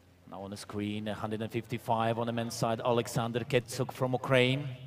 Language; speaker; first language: English; non-native, fluent; Latvian